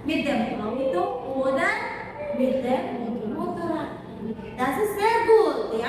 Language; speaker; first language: German; non-native, fluent; Indonesian